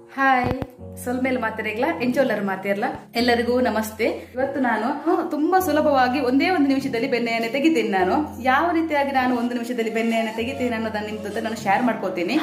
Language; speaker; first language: Kannada; non-native, local second language; Tulu